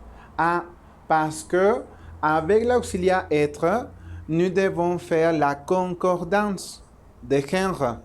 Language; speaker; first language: French; non-native, learner; Spanish